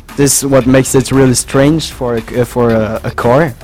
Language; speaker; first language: English; non-native, fluent; French